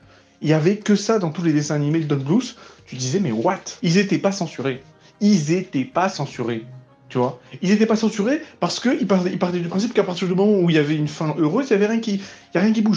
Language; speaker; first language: French; native; French